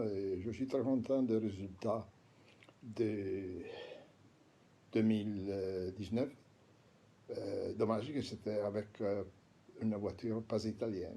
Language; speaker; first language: French; non-native, fluent; Italian